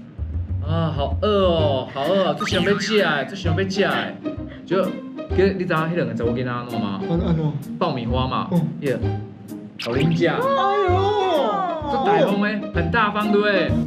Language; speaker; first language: Chinese; native; Chinese